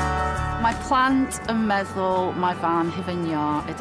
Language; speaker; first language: Welsh; non-native, learner; English